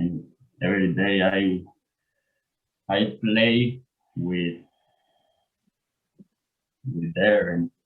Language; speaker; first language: English; non-native, learner; Spanish